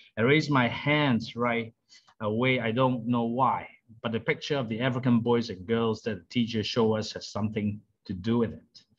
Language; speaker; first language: English; non-native, local second language; Cantonese